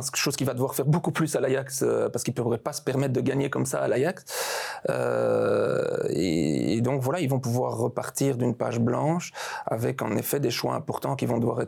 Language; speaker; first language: French; native; French